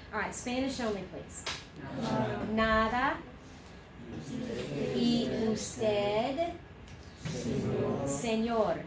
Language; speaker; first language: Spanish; non-native, fluent; English